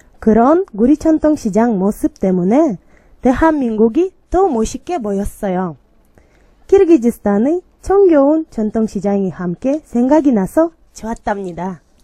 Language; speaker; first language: Korean; non-native, learner; Kyrgyz